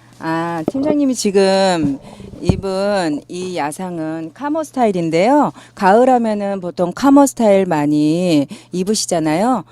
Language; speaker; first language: Korean; native; Korean